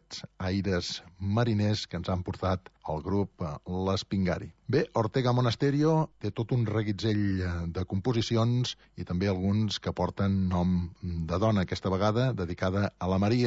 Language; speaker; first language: Catalan; native; Catalan